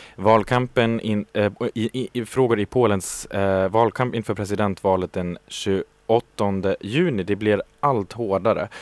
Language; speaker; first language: Swedish; non-native, fluent; German